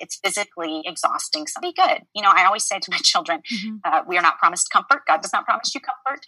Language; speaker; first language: English; native; English